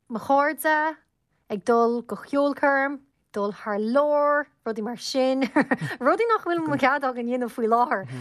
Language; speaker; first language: Irish; non-native, local second language; English